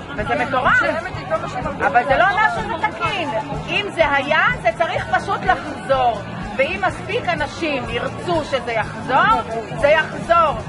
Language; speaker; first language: Hebrew; native; Hebrew